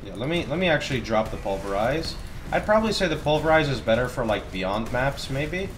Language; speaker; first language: English; native; English